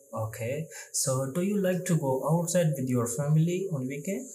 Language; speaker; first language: English; non-native, learner; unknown